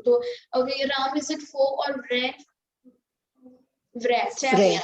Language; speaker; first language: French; non-native, fluent; Hindi